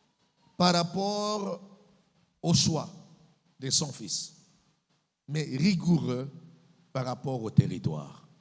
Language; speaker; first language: French; non-native, local second language; Lingala